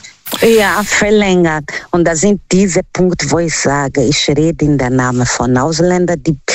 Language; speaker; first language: German; non-native, fluent; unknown